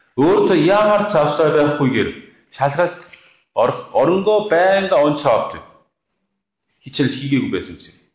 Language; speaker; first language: Mongolian; non-native, fluent; Korean